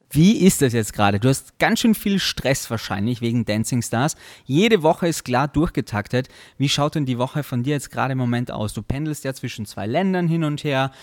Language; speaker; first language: German; native; German